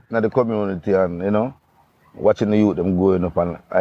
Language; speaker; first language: English; non-native, local second language; Jamaican Creole English